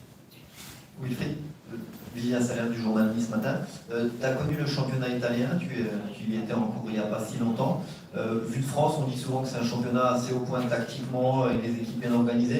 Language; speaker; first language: French; native; French